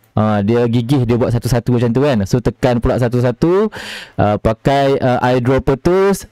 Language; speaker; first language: Malay; native; Malay